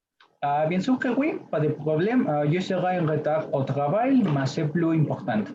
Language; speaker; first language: French; non-native, learner; Spanish